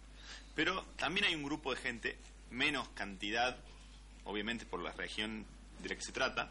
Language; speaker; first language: Spanish; native; Spanish